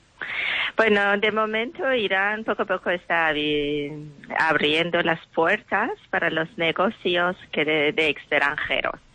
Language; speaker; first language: Spanish; non-native, learner; Persian